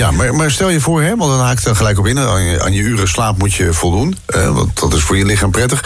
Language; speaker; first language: Dutch; native; Dutch